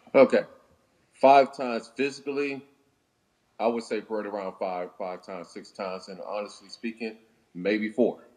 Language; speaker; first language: English; native; English